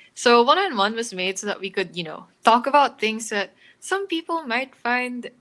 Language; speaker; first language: English; non-native, local second language; Filipino